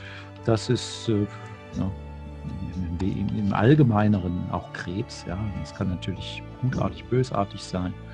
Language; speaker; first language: German; native; German